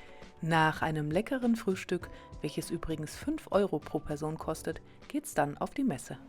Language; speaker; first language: German; native; German